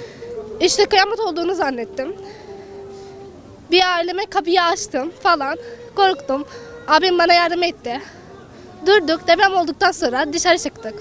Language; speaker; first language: Turkish; early bilingual, other home language; Arabic